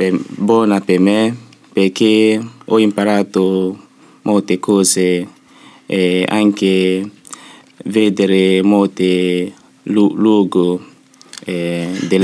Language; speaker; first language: Italian; non-native, learner; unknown